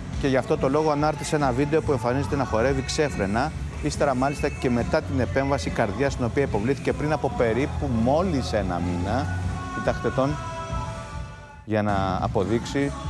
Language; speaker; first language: Greek; native; Greek